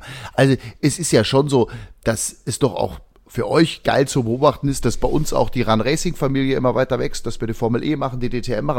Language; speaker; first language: German; native; German